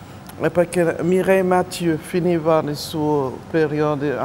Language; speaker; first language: Italian; non-native, fluent; French